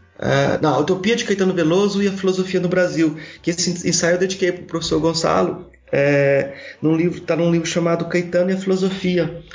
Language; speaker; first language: Portuguese; native; Portuguese